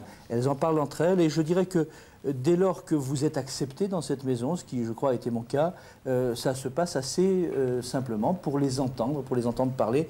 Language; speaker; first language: French; native; French